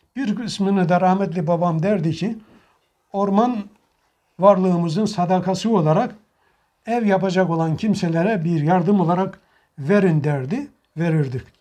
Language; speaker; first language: Turkish; native; Turkish